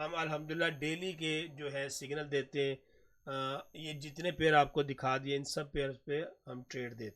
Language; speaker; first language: Hindi; non-native, local second language; Punjabi